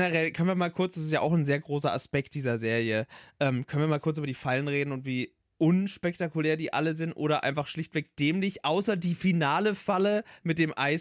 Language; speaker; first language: German; native; German